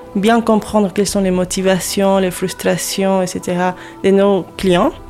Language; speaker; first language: French; non-native, fluent; Spanish